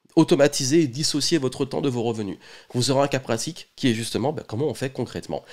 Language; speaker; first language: French; native; French